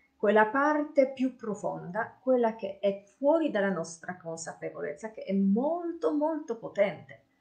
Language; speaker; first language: Italian; non-native, fluent; Polish